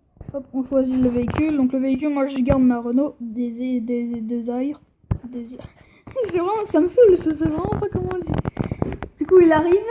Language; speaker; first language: French; native; French